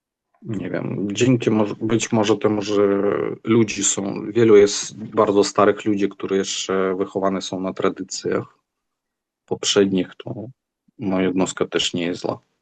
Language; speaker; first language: Polish; non-native, fluent; Ukrainian